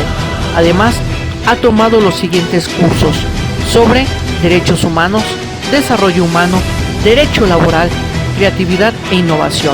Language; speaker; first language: Spanish; native; Spanish